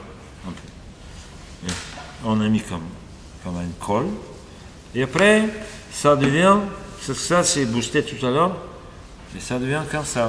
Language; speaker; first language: French; non-native, fluent; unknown